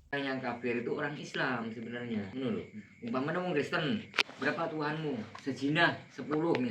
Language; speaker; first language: Indonesian; non-native, local second language; Javanese